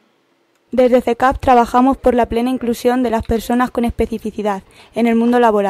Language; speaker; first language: Spanish; native; Spanish